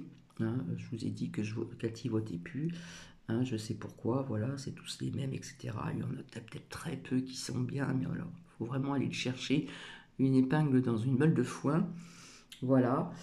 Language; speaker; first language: French; native; French